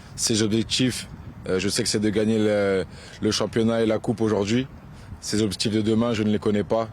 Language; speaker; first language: French; native; French